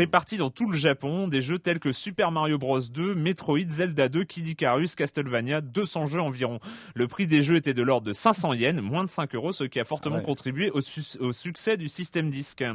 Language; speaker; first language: French; native; French